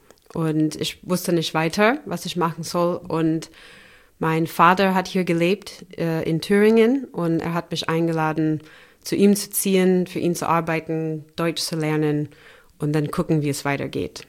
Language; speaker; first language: German; non-native, fluent; English